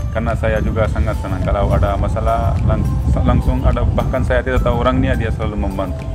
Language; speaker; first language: Indonesian; non-native, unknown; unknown